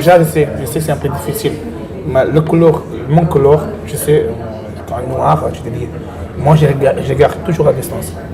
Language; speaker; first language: French; non-native, learner; Portuguese